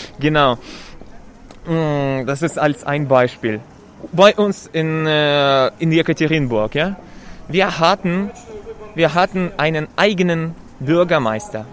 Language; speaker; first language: German; non-native, fluent; Russian